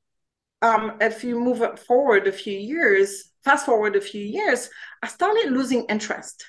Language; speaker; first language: English; non-native, fluent; French